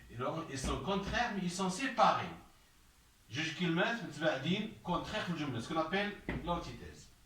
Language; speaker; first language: French; non-native, local second language; Arabic